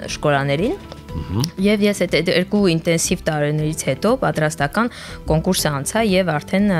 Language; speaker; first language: Armenian; early bilingual, heritage; French